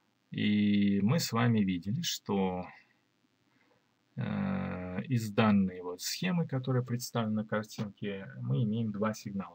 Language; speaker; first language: Russian; native; Russian